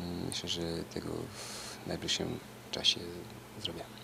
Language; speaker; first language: Polish; non-native, fluent; Serbian